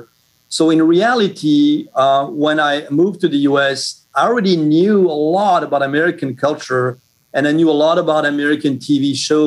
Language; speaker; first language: English; non-native, fluent; French